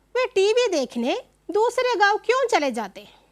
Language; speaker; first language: Hindi; non-native, local second language; Malayalam